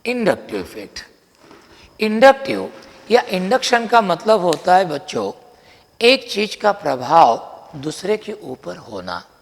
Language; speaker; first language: Hindi; non-native, local second language; Marathi